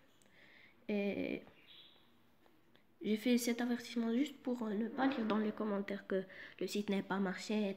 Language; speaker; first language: French; non-native, local second language; Arabic